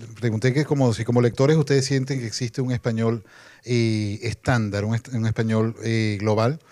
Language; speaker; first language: Spanish; native; Spanish